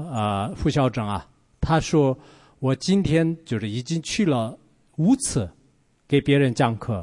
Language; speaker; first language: Chinese; non-native, local second language; Tibetan